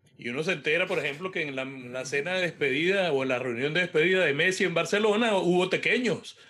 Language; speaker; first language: Spanish; native; Spanish